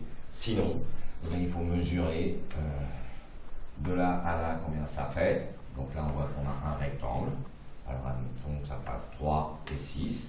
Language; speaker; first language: French; native; French